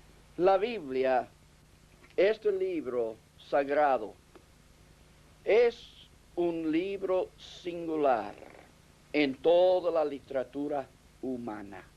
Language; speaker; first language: Spanish; non-native, fluent; English